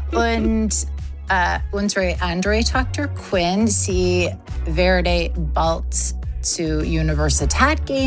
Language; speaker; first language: German; non-native, learner; English